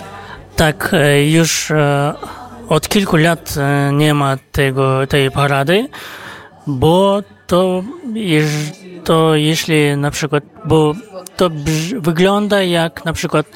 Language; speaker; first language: Polish; non-native, fluent; Kazakh